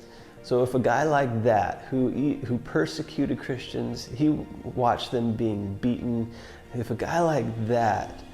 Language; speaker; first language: English; native; English